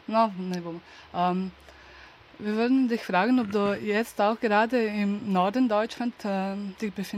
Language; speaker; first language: German; non-native, learner; Slovenian